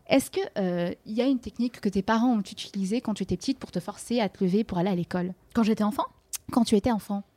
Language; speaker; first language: French; native; French